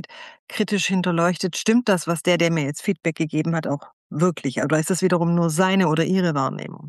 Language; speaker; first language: German; native; German